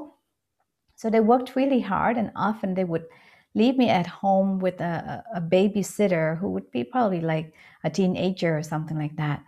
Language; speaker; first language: English; non-native, fluent; Vietnamese